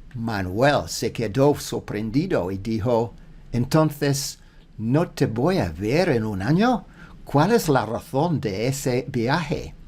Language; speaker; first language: Spanish; non-native, learner; English